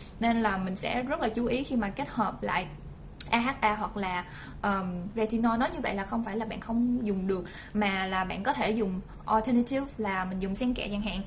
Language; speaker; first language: Vietnamese; early bilingual, heritage; Vietnamese